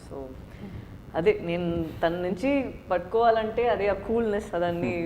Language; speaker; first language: Telugu; non-native, fluent; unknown